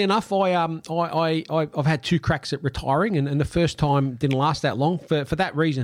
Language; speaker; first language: English; non-native, local second language; Italian